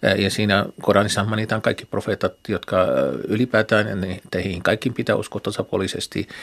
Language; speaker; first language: Finnish; non-native, fluent; Arabic